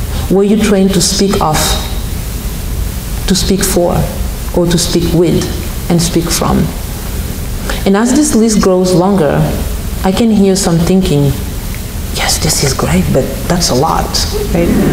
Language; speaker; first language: English; non-native, fluent; French